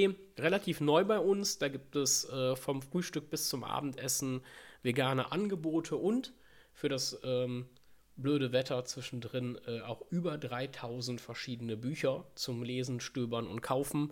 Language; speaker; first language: German; native; German